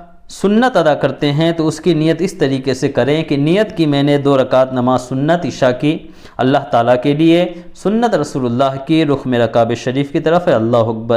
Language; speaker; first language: Urdu; native; Urdu